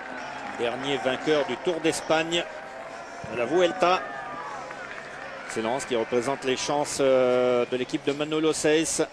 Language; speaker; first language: French; native; French